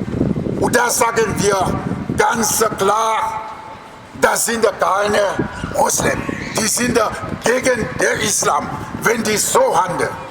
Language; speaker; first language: German; non-native, learner; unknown